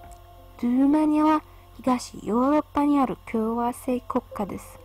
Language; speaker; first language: Japanese; non-native, learner; Romanian